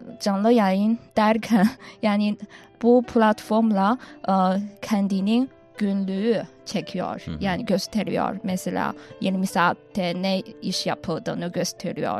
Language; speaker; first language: Turkish; non-native, fluent; Chinese